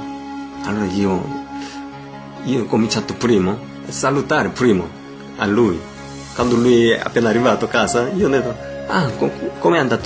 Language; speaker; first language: Italian; non-native, learner; Korean